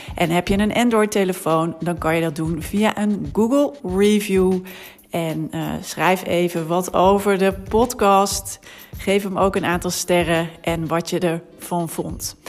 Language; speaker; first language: Dutch; native; Dutch